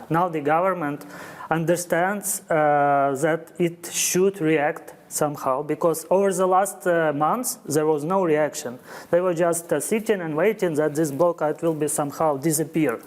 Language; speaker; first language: English; non-native, fluent; Ukrainian